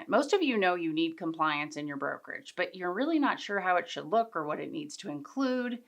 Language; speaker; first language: English; native; English